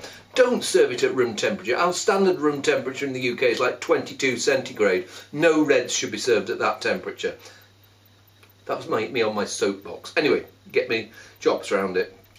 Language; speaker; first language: English; native; English